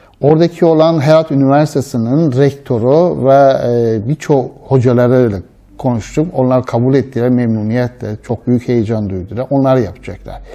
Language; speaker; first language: Turkish; non-native, fluent; Persian